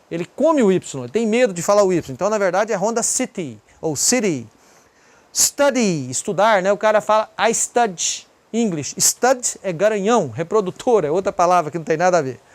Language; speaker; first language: Portuguese; native; Portuguese